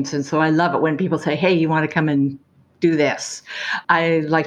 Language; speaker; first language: English; native; English